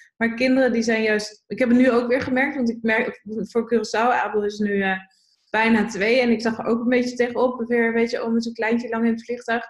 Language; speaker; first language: Dutch; native; Dutch